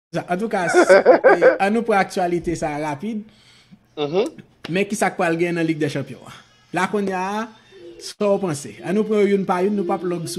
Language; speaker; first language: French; non-native, local second language; Haitian Creole